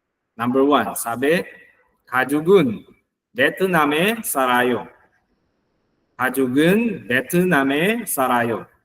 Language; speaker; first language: Korean; non-native, fluent; Filipino